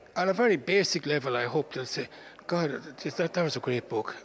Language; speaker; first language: English; native; English